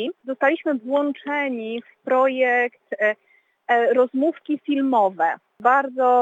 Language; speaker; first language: Polish; native; Polish